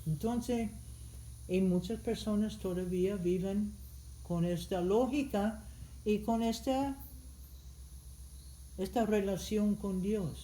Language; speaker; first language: Spanish; non-native, fluent; English